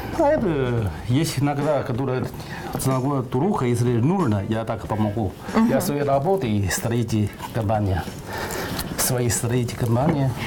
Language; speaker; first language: Russian; non-native, learner; Chinese